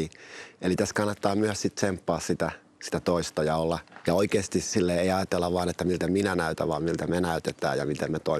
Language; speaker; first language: Finnish; native; Finnish